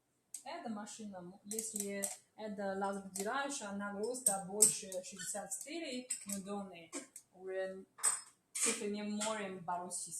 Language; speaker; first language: Russian; non-native, learner; Chinese